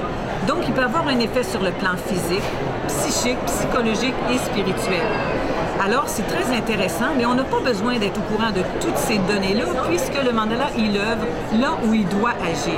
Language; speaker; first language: French; native; French